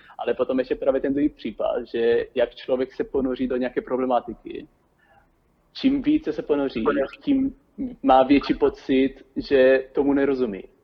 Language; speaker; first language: Czech; non-native, fluent; Italian